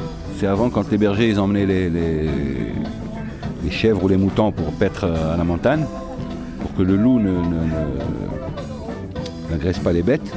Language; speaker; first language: French; non-native, local second language; Arabic